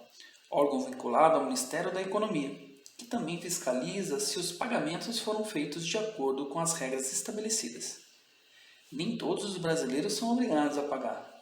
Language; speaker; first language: Portuguese; native; Portuguese